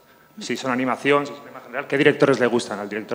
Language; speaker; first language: Spanish; native; Spanish